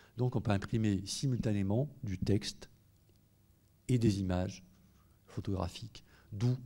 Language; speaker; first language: French; native; French